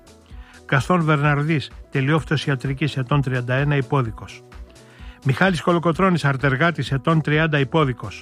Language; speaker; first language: Greek; native; Greek